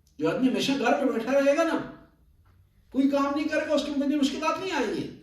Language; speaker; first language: Urdu; non-native, local second language; Punjabi